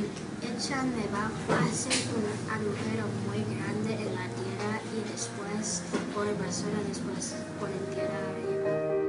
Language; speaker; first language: Spanish; non-native, learner; English